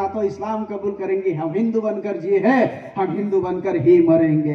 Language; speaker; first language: Hindi; non-native, local second language; Marathi